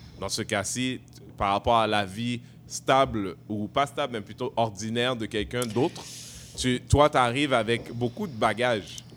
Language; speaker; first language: French; native; French